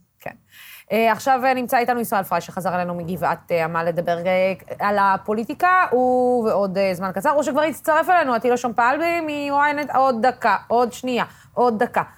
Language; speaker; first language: Hebrew; non-native, local second language; Arabic